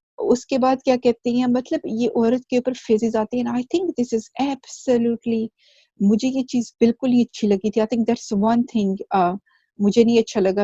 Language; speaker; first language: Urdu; early bilingual, heritage; Urdu